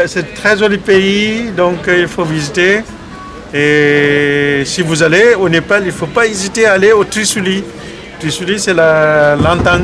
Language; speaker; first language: French; non-native, learner; Nepali